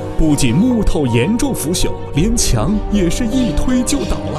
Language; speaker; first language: Chinese; native; Chinese